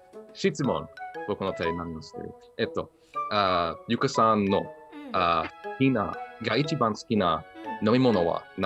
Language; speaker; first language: Japanese; non-native, learner; English